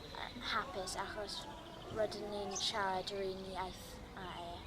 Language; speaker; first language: Welsh; non-native, local second language; English